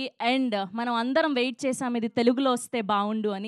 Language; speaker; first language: Telugu; native; Telugu